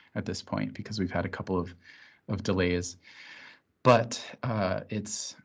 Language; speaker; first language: English; native; English